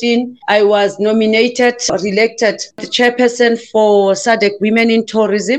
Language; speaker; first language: English; non-native, local second language; Southern Sotho